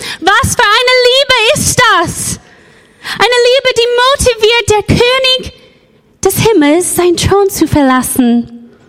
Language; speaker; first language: German; non-native, fluent; English